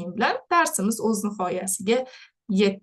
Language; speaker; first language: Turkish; non-native, fluent; Uzbek